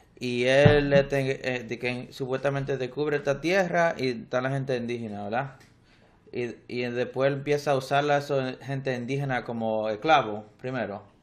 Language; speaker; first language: Spanish; early bilingual, heritage; Spanish